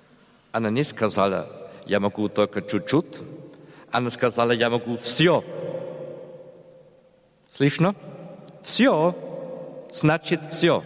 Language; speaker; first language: Russian; non-native, learner; German